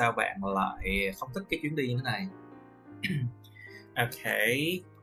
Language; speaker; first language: Vietnamese; native; Vietnamese